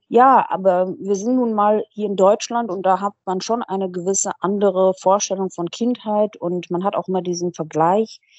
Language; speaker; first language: German; early bilingual, other home language; Persian